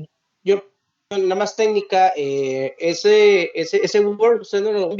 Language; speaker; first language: Spanish; native; Spanish